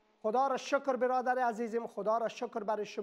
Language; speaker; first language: Persian; native; Persian